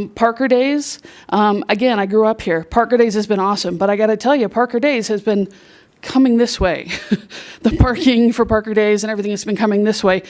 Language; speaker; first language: English; native; English